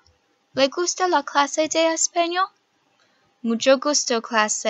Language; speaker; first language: Spanish; non-native, learner; English